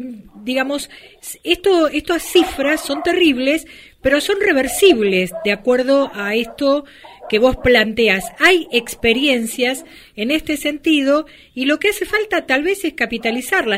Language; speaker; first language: Spanish; native; Spanish